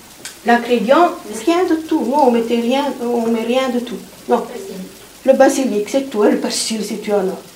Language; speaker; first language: French; non-native, fluent; Italian